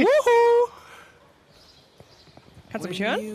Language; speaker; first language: German; native; German